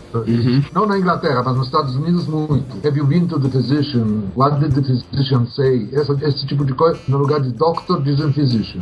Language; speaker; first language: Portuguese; early bilingual, other home language; Polish